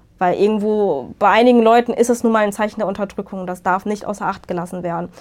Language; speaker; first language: German; early bilingual, other home language; Arabic